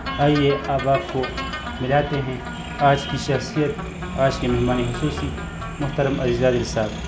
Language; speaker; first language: Urdu; non-native, local second language; Pashto